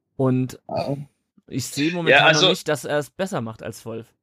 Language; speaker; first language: German; native; German